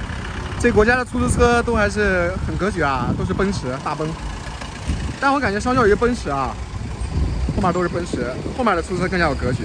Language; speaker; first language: Chinese; native; Chinese